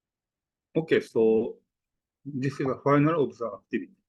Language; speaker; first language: English; non-native, fluent; Japanese